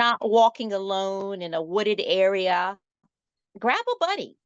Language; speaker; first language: English; native; English